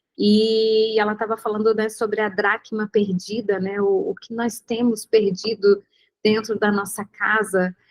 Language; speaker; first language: Portuguese; native; Portuguese